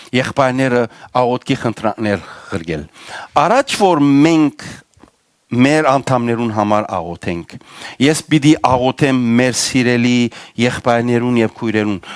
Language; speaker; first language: Armenian; native; Armenian